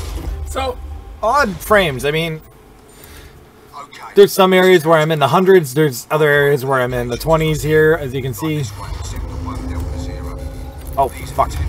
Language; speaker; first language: English; native; English